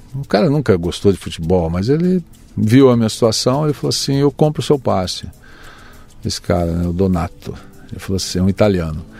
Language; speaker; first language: Portuguese; native; Portuguese